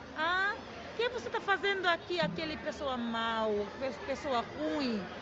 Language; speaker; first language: Portuguese; non-native, learner; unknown